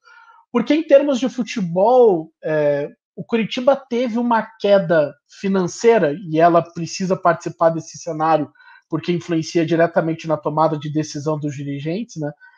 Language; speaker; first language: Portuguese; native; Portuguese